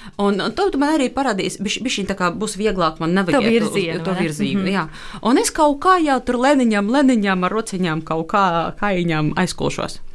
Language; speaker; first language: Latvian; non-native, local second language; Russian